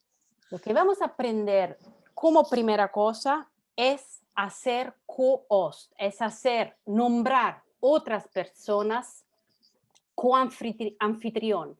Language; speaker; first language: Spanish; non-native, fluent; Italian